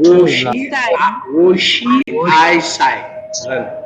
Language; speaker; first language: Chinese; non-native, learner; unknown